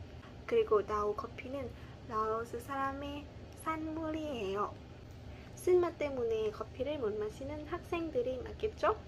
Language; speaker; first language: Korean; non-native, learner; Lao